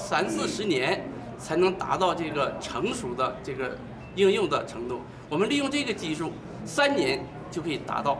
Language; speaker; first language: Chinese; native; Chinese